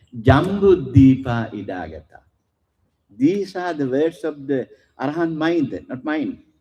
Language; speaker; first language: English; non-native, local second language; Sinhala